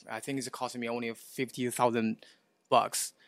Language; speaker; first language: English; non-native, fluent; Chinese